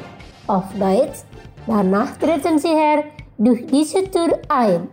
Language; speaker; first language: German; non-native, fluent; Indonesian